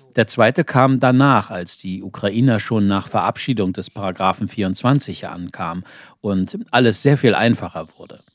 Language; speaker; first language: German; non-native, fluent; Ukrainian